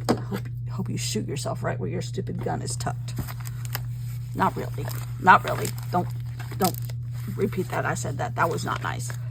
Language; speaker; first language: English; native; English